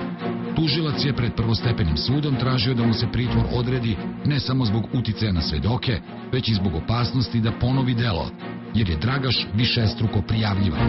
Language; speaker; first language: Serbian; native; Serbian